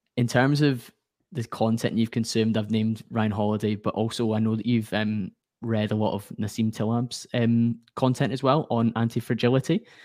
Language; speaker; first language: English; native; English